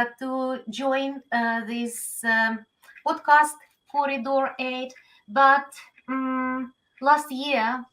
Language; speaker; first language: English; non-native, learner; Ukrainian